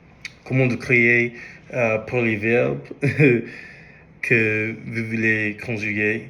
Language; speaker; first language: French; non-native, learner; English